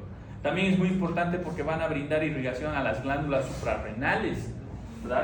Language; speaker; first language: Spanish; native; Spanish